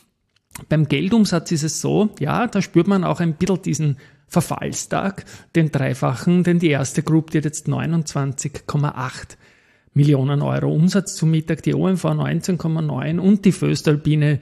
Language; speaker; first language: German; native; German